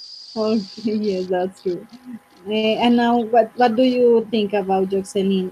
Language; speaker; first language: English; non-native, fluent; Spanish